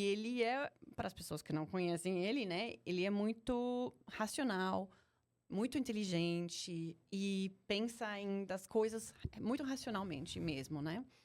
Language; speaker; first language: Portuguese; non-native, fluent; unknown